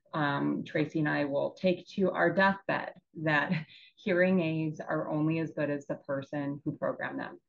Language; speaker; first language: English; native; English